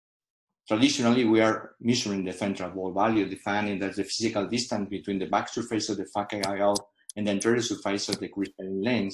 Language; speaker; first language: English; non-native, fluent; Spanish